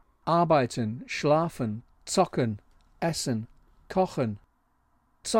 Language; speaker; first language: German; non-native, fluent; English